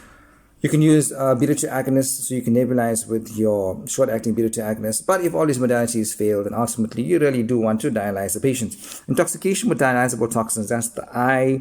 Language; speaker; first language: English; native; English